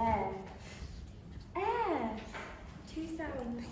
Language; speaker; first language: English; native; English